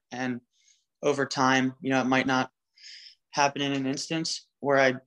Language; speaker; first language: English; native; English